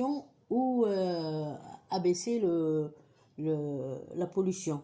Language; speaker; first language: French; non-native, local second language; Kabyle